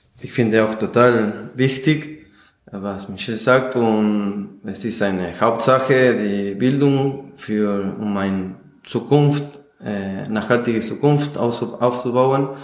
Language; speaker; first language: German; non-native, fluent; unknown